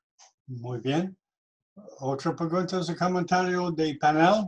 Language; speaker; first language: Spanish; non-native, learner; English